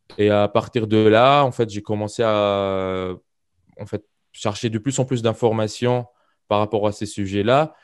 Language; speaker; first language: French; non-native, local second language; Arabic